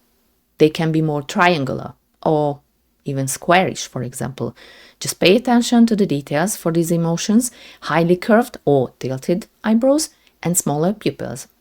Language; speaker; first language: English; non-native, fluent; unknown